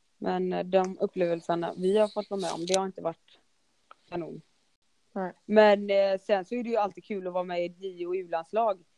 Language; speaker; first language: Swedish; early bilingual, other home language; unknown